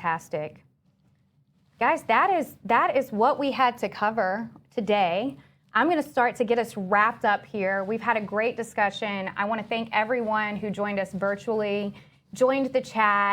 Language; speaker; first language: English; native; English